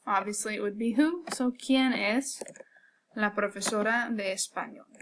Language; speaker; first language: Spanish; non-native, fluent; English